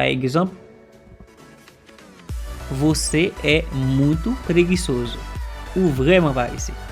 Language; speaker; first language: Portuguese; non-native, learner; Haitian Creole